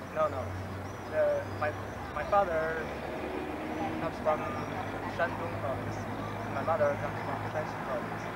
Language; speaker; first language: English; non-native, learner; Chinese